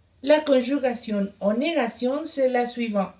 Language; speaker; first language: French; non-native, learner; Spanish